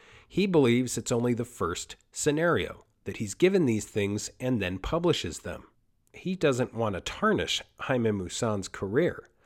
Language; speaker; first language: English; early bilingual, other home language; Spanish